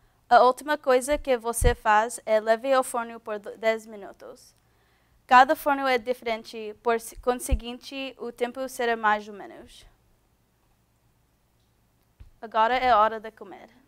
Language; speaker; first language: Portuguese; non-native, learner; English